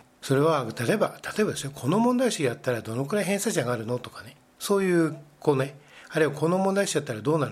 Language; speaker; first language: Japanese; native; Japanese